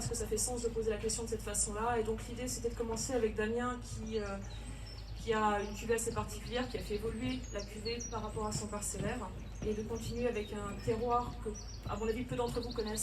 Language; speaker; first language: French; native; French